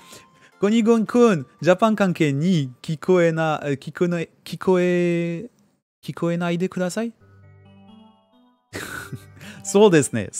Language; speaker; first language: Japanese; non-native, learner; French